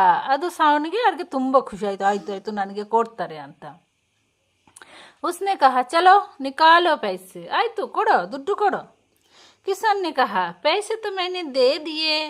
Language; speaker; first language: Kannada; non-native, local second language; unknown